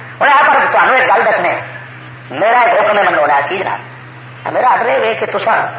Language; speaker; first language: Urdu; non-native, local second language; Punjabi